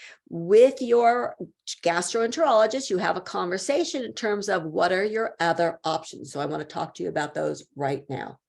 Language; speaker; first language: English; native; English